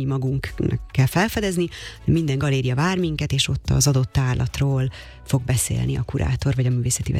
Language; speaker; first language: Hungarian; native; Hungarian